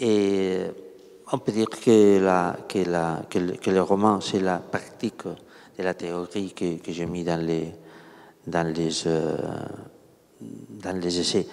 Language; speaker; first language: French; non-native, learner; Catalan